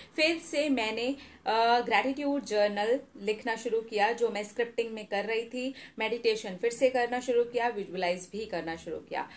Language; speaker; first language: Hindi; native; Hindi